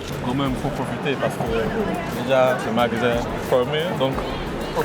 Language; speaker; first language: French; early bilingual, heritage; French